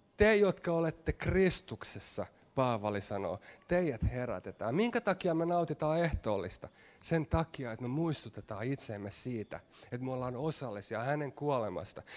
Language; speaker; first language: Finnish; native; Finnish